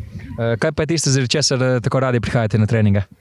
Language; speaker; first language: Slovenian; native; Slovenian